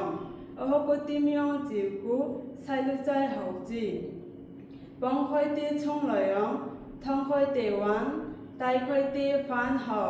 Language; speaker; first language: Cantonese; non-native, learner; Bangla